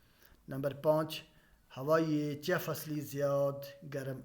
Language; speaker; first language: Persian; non-native, fluent; Urdu